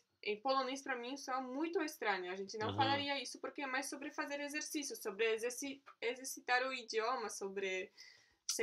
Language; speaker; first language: Portuguese; non-native, fluent; Polish